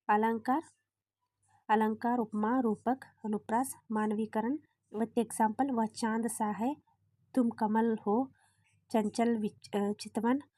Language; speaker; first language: Hindi; non-native, local second language; Kannada